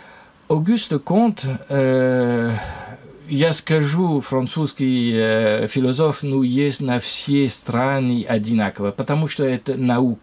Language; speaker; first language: Russian; non-native, learner; French